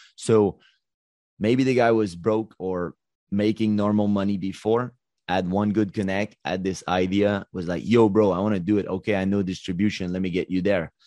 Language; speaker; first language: English; native; English